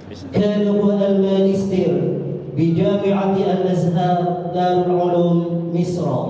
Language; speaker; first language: Arabic; non-native, learner; Indonesian